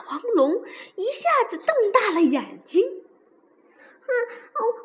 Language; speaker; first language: Chinese; native; Chinese